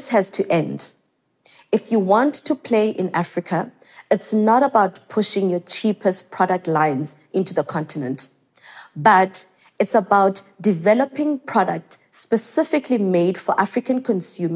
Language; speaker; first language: English; non-native, local second language; Xhosa